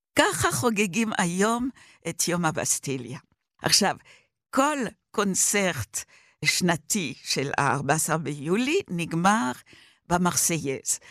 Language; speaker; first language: Hebrew; non-native, fluent; French